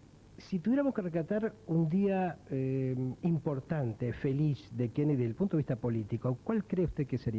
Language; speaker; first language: Spanish; native; Spanish